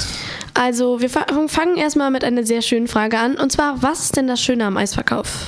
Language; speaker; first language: German; native; German